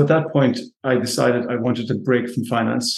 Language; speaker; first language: English; native; English